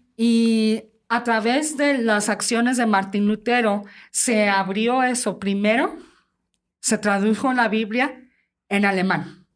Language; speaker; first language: Spanish; early bilingual, heritage; Spanish